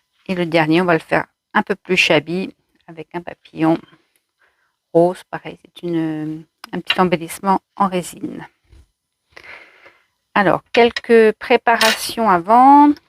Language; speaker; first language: French; native; French